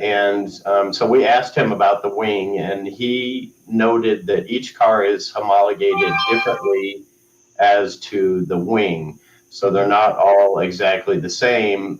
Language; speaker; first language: English; native; English